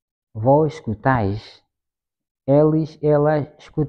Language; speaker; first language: Portuguese; non-native, fluent; Swahili